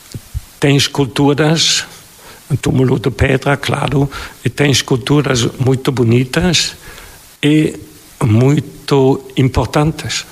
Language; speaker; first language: Portuguese; non-native, fluent; German